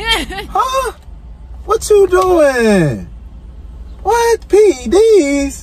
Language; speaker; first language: English; native; English